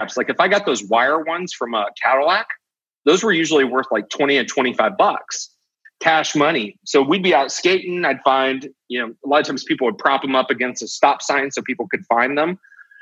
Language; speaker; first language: English; native; English